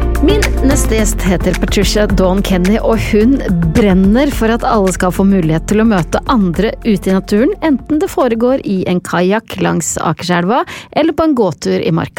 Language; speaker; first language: Norwegian; native; Norwegian